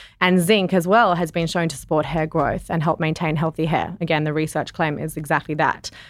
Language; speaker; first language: English; native; English